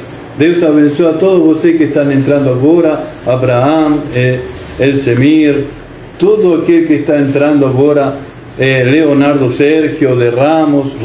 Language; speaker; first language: Portuguese; non-native, fluent; Spanish